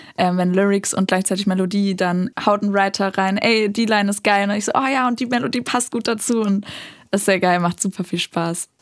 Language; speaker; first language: German; native; German